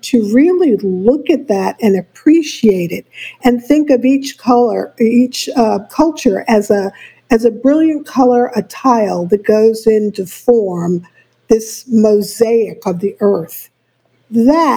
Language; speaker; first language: English; native; English